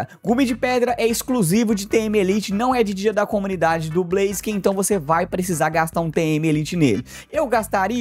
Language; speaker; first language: Portuguese; native; Portuguese